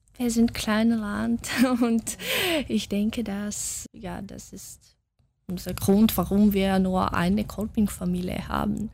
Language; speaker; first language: German; non-native, fluent; Russian